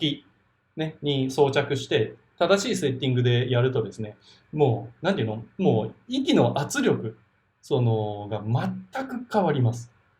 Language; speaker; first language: Japanese; native; Japanese